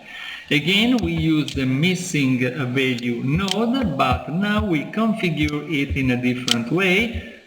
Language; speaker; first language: English; non-native, fluent; Italian